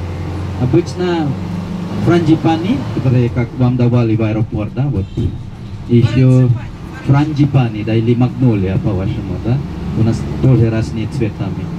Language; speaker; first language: Russian; non-native, fluent; Balinese